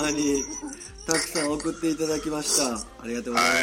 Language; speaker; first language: Japanese; native; Japanese